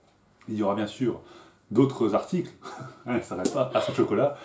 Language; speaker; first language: French; native; French